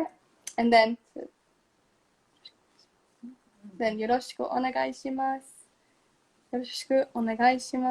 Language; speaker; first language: Japanese; non-native, local second language; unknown